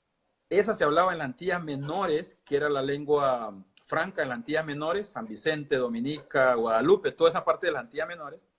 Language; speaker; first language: Spanish; non-native, local second language; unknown